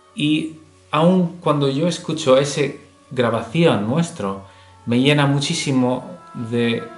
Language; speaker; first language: Spanish; early bilingual, heritage; English